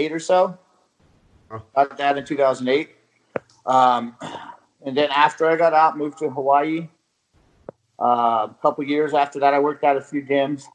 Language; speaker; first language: English; native; English